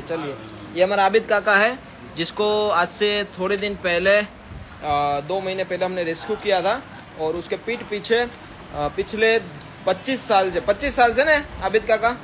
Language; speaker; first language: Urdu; non-native, local second language; Gujarati